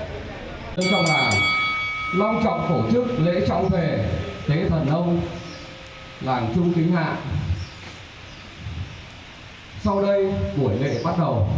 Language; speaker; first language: Vietnamese; native; Vietnamese